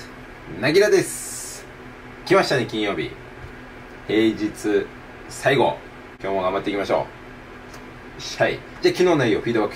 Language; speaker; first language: Japanese; native; Japanese